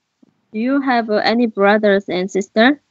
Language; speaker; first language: English; non-native, learner; Korean